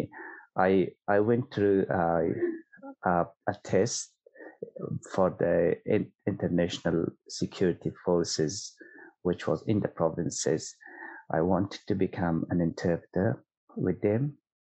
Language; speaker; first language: English; non-native, fluent; Persian